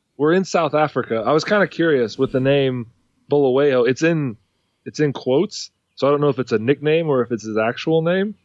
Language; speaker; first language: English; native; English